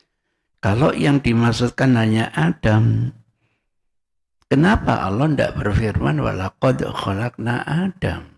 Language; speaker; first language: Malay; non-native, local second language; Javanese